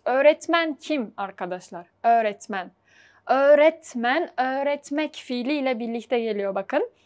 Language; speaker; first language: Turkish; non-native, fluent; Uzbek